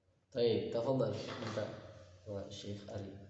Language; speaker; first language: Arabic; non-native, fluent; Indonesian